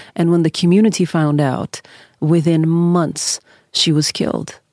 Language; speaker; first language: English; early bilingual, other home language; Norwegian